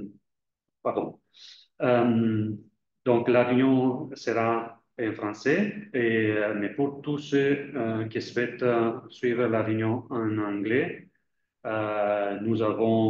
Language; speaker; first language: French; non-native, fluent; Italian